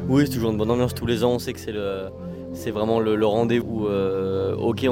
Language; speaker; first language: French; native; French